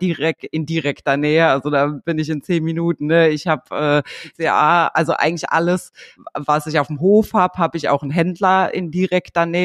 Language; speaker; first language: German; native; German